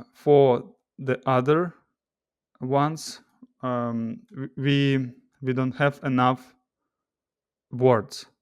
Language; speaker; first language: English; non-native, fluent; Russian